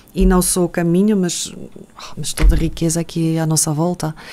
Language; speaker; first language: Portuguese; non-native, fluent; Dutch